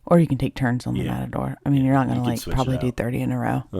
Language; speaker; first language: English; native; English